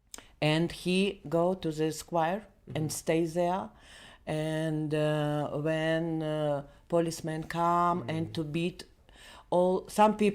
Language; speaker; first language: English; non-native, learner; Belarusian